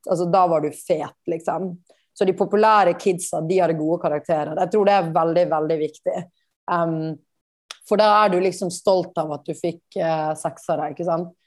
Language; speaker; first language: Norwegian; native; Norwegian